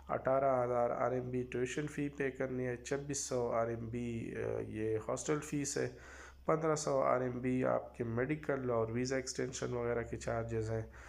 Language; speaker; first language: Urdu; non-native, local second language; Pashto